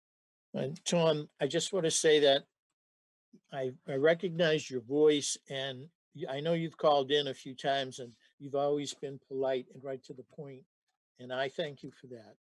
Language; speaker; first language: English; native; English